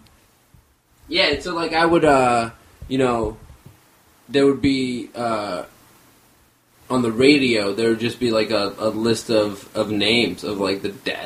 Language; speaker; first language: English; early bilingual, other home language; Armenian